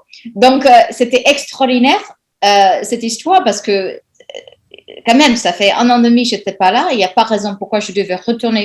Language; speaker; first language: French; non-native, fluent; English